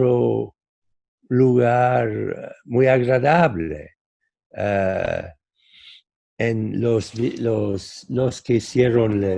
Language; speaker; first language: Spanish; non-native, fluent; English